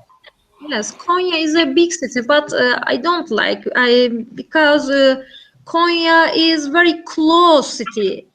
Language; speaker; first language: English; non-native, learner; Turkish